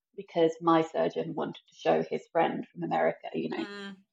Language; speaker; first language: English; native; English